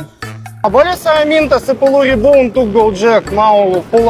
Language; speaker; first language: Indonesian; non-native, learner; English